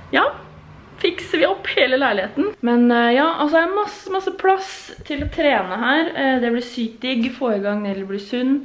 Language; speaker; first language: Norwegian; native; Norwegian